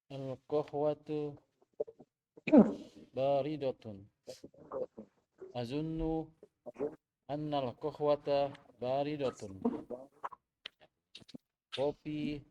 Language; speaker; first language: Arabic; non-native, learner; Indonesian